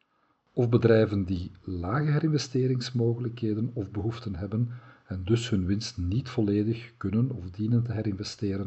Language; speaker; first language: Dutch; native; Dutch